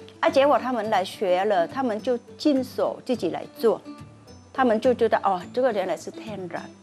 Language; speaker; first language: Chinese; non-native, learner; Vietnamese